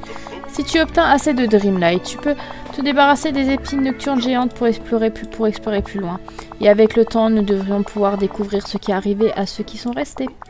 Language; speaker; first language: French; native; French